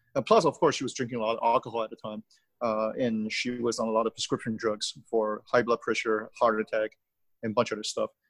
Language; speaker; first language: English; early bilingual, other home language; Chinese